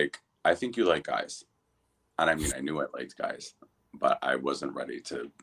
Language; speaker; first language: English; native; English